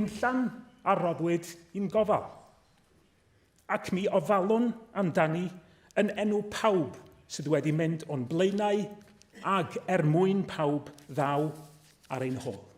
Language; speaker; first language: Welsh; native; Welsh